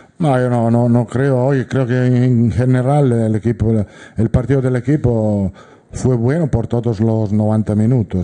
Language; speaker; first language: Spanish; non-native, fluent; Italian